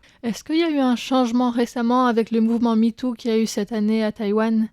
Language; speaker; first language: French; native; French